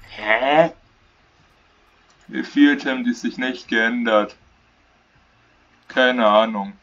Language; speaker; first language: German; native; German